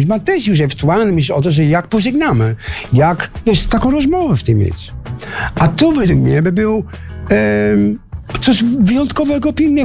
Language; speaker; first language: Polish; non-native, learner; Dutch